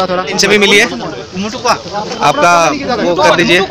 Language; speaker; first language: Hindi; non-native, local second language; Assamese